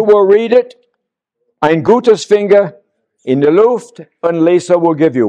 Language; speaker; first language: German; non-native, learner; English